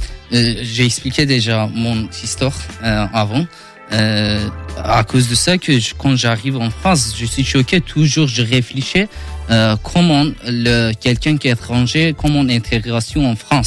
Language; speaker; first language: French; non-native, learner; Kurdish